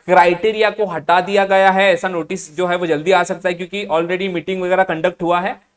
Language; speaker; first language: Hindi; non-native, local second language; Marathi